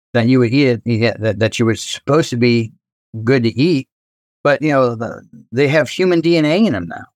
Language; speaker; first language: English; native; English